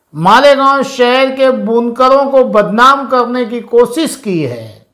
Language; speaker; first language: Hindi; non-native, local second language; Urdu